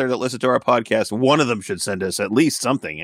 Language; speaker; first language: English; native; English